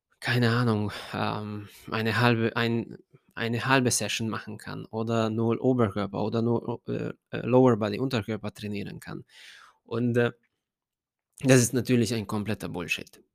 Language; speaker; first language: German; non-native, fluent; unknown